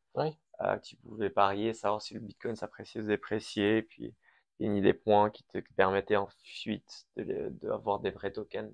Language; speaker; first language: French; early bilingual, other home language; Persian